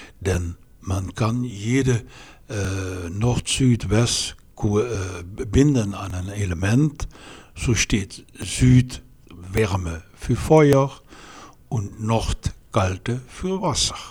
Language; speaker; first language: German; non-native, fluent; Dutch